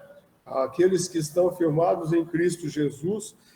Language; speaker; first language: Portuguese; native; Portuguese